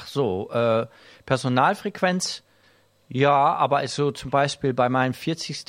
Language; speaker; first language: German; native; German